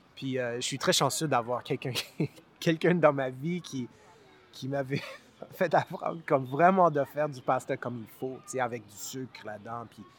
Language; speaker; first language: French; non-native, local second language; English